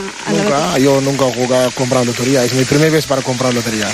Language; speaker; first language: Spanish; non-native, learner; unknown